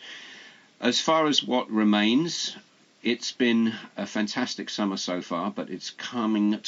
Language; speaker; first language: English; native; English